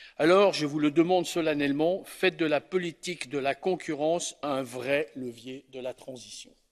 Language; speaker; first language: French; native; French